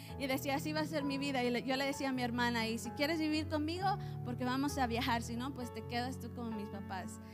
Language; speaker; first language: Spanish; early bilingual, heritage; Spanish